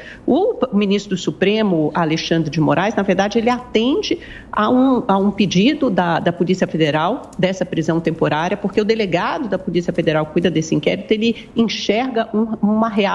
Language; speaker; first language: Portuguese; native; Portuguese